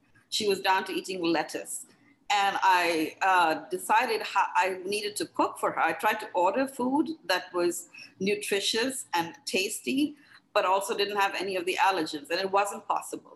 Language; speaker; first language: English; non-native, local second language; Hindi